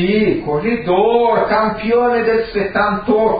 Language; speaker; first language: Italian; early bilingual, heritage; Italian